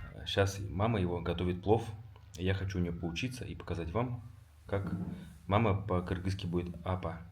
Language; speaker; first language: Russian; native; Russian